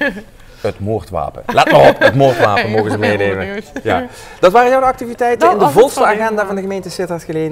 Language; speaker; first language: Dutch; native; Dutch